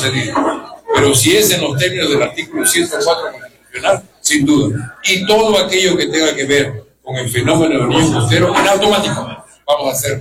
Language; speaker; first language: Spanish; native; Spanish